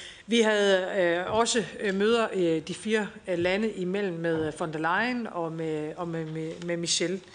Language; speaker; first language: Danish; native; Danish